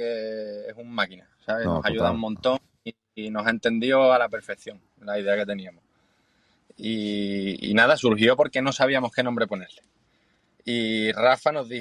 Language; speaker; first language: Spanish; native; Spanish